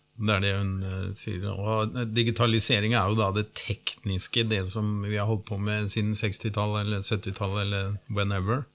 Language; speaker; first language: Norwegian; native; Norwegian